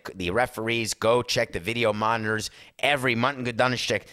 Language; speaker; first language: English; native; English